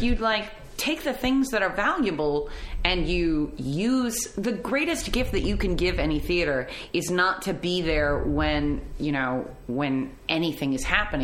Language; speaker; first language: English; native; English